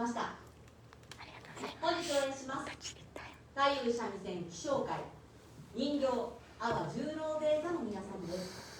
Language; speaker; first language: Japanese; native; Japanese